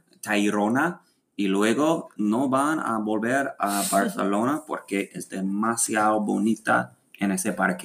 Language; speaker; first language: Spanish; non-native, learner; English